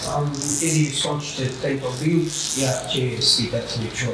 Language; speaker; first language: Slovak; non-native, learner; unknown